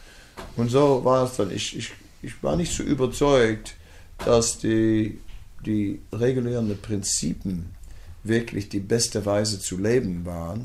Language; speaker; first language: German; non-native, fluent; Dutch